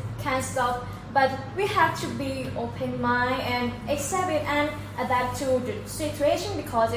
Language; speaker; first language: English; non-native, learner; Thai